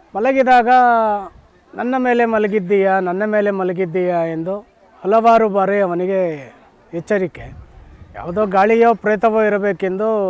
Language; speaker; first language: Kannada; native; Kannada